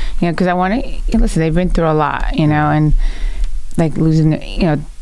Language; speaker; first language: English; early bilingual, other home language; Italian